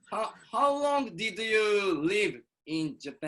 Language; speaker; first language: English; non-native, learner; Japanese